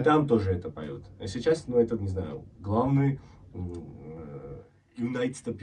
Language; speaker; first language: Russian; non-native, fluent; Georgian